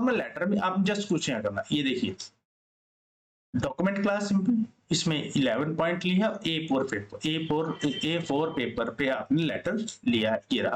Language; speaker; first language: Hindi; native; Hindi